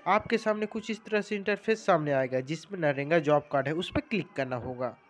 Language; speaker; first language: Hindi; native; Hindi